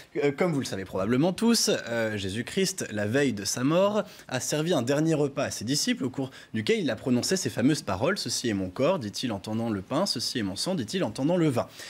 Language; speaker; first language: French; native; French